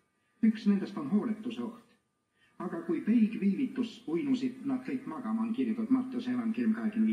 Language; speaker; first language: Estonian; native; Estonian